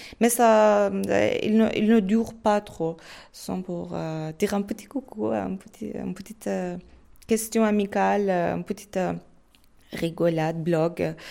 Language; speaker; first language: French; non-native, fluent; Persian